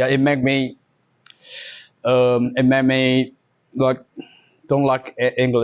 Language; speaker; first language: English; non-native, learner; Chinese